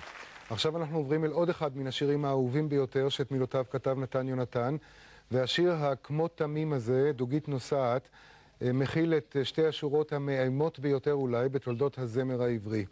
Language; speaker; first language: Hebrew; native; Hebrew